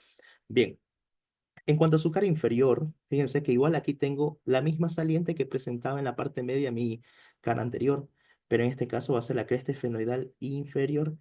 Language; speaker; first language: Spanish; native; Spanish